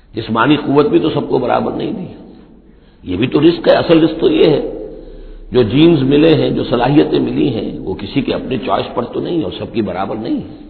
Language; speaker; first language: Urdu; native; Urdu